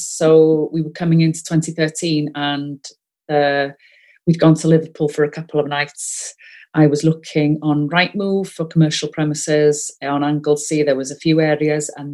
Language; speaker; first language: English; non-native, local second language; Welsh